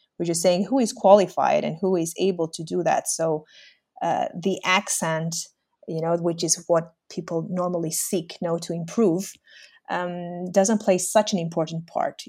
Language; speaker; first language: English; native; English